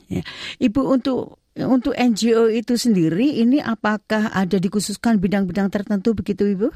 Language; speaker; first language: Indonesian; native; Indonesian